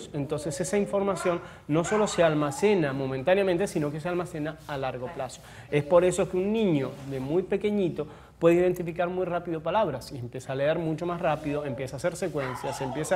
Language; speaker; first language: Spanish; native; Spanish